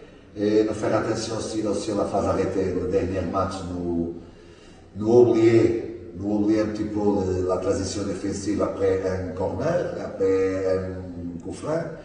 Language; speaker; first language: French; non-native, learner; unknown